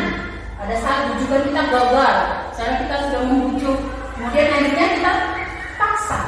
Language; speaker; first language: Indonesian; native; Indonesian